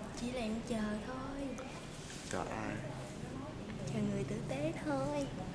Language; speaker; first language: Vietnamese; native; Vietnamese